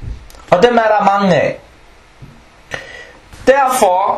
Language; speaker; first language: Danish; non-native, fluent; Arabic